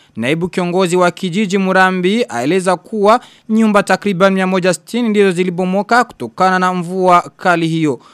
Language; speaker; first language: Swahili; non-native, local second language; Rundi